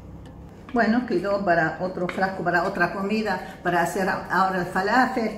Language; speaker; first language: Spanish; non-native, fluent; Arabic